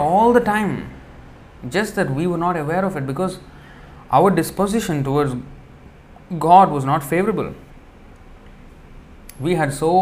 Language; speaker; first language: English; non-native, local second language; Telugu